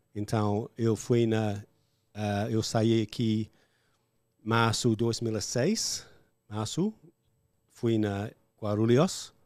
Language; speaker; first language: Portuguese; non-native, learner; English